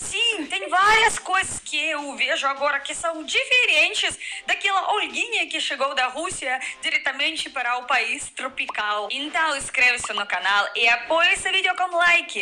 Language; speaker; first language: Portuguese; non-native, fluent; Russian